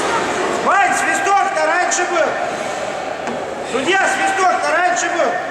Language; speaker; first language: Russian; native; Russian